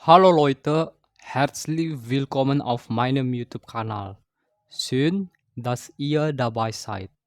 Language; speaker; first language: German; non-native, fluent; Indonesian